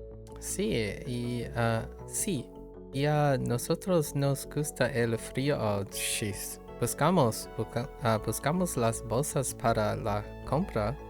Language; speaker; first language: Spanish; non-native, learner; English